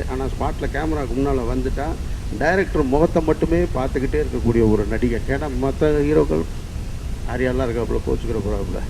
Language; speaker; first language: Tamil; native; Tamil